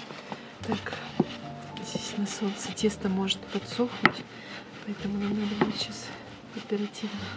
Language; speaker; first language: Russian; native; Russian